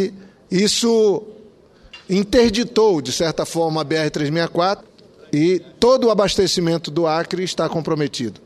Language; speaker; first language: Portuguese; native; Portuguese